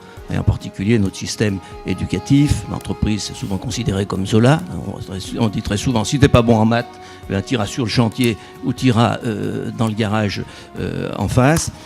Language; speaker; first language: French; native; French